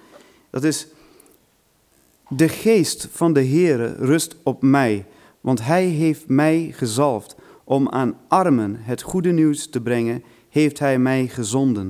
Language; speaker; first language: Dutch; non-native, fluent; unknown